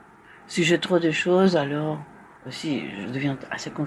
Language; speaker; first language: French; non-native, fluent; Spanish